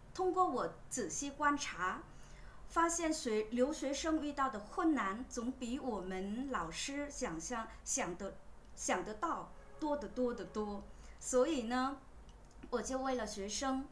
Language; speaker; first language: Chinese; non-native, fluent; Vietnamese